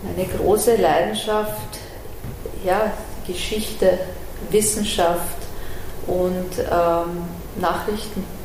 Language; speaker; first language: German; early bilingual, other home language; Persian